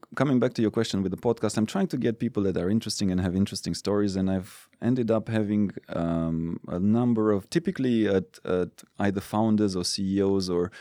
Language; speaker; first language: English; non-native, fluent; Romanian